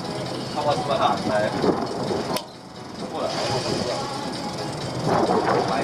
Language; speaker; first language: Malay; non-native, local second language; Chinese